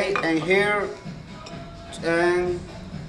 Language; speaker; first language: English; non-native, learner; Spanish